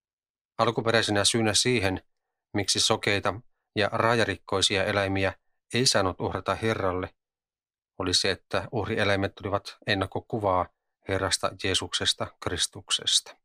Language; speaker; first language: Finnish; native; Finnish